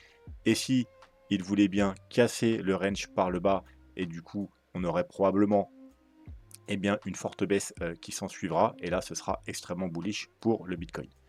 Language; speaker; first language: French; native; French